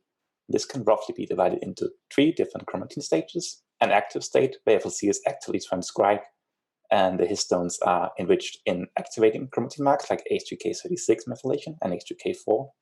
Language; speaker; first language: English; non-native, fluent; Danish